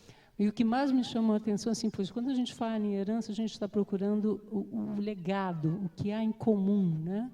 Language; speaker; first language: Portuguese; native; Portuguese